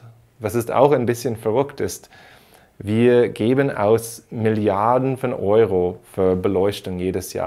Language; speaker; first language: German; non-native, fluent; English